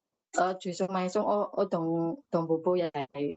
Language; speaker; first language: Chinese; non-native, learner; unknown